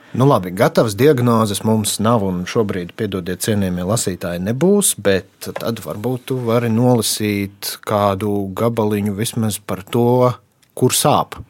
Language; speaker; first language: Latvian; native; Latvian